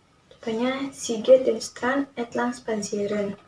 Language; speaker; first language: German; non-native, learner; Indonesian